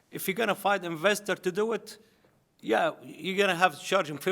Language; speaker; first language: English; non-native, learner; Arabic